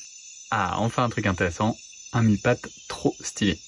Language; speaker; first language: French; native; French